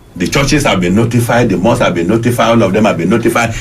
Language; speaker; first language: English; non-native, local second language; Yoruba